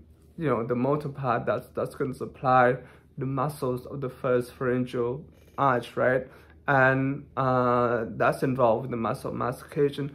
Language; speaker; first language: English; non-native, fluent; Thai